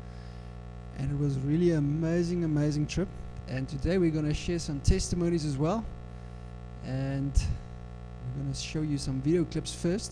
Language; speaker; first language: English; non-native, local second language; Afrikaans